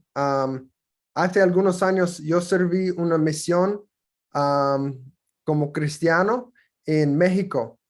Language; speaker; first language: Spanish; non-native, fluent; English